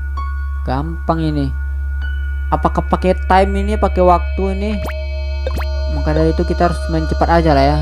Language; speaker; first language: Indonesian; native; Indonesian